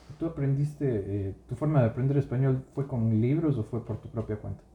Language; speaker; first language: Spanish; native; Spanish